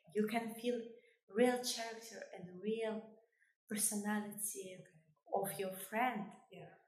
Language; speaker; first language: English; non-native, fluent; Albanian